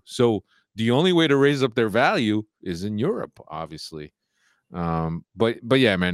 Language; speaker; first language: English; native; English